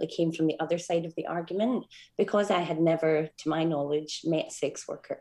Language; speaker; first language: English; native; English